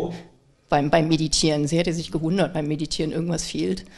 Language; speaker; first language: German; native; German